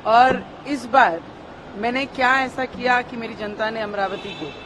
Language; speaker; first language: Hindi; non-native, local second language; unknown